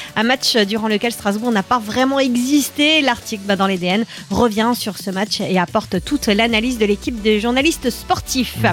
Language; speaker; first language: French; native; French